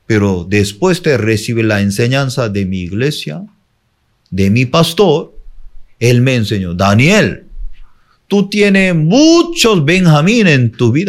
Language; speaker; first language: Spanish; non-native, fluent; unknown